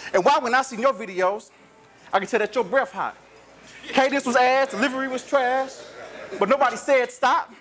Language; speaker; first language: English; native; English